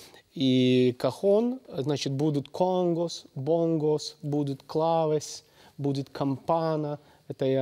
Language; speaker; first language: Russian; native; Russian